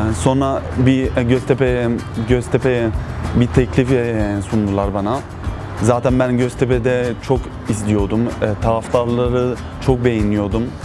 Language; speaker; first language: Turkish; early bilingual, heritage; Turkish